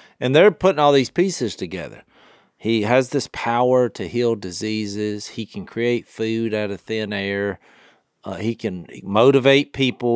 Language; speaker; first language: English; native; English